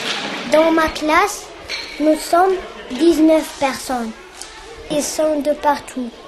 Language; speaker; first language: French; early bilingual, other home language; Arabic